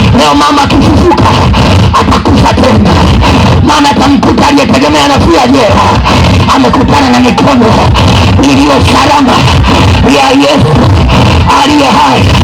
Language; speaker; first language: Swahili; native; Swahili